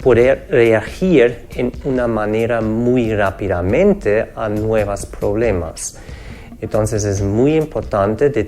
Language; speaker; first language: Spanish; non-native, fluent; German